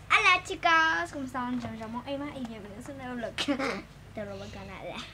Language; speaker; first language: Spanish; native; Spanish